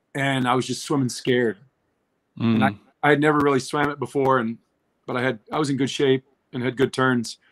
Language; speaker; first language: English; native; English